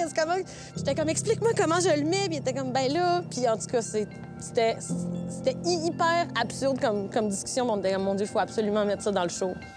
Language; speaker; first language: French; native; French